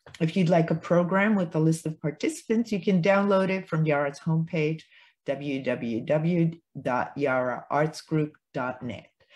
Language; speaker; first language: English; early bilingual, other home language; Ukrainian